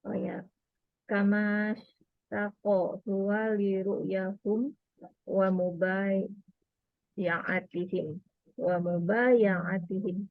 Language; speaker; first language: Arabic; non-native, learner; Indonesian